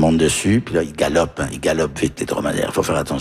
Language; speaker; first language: French; early bilingual, other home language; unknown